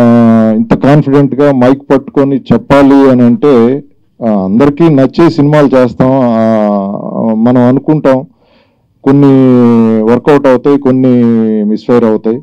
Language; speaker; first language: Telugu; native; Telugu